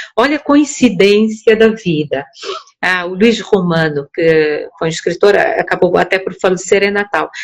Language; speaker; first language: Portuguese; non-native, local second language; Kabuverdianu